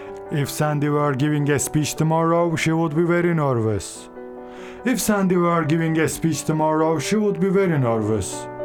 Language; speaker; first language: English; non-native, fluent; Turkish